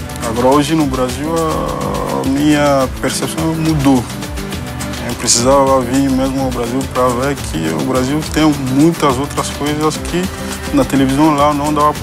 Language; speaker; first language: Portuguese; non-native, fluent; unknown